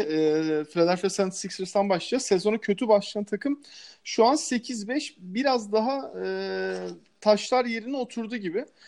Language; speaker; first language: Turkish; native; Turkish